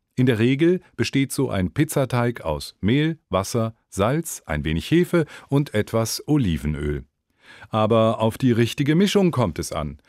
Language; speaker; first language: German; native; German